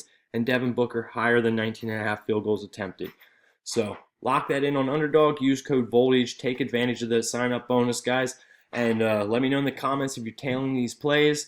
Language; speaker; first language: English; native; English